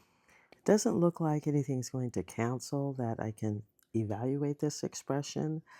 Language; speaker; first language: English; native; English